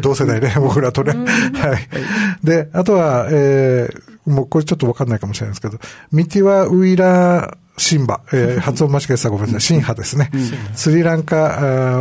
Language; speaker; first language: Japanese; native; Japanese